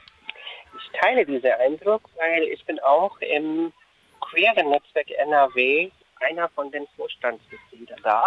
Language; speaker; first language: German; non-native, fluent; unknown